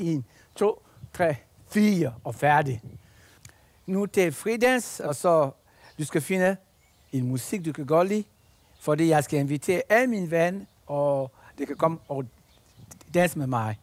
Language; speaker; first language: Danish; non-native, fluent; French